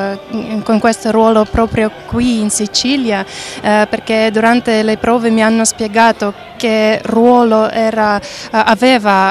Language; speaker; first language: Italian; non-native, fluent; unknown